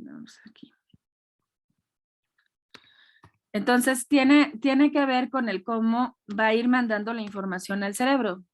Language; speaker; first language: Spanish; native; Spanish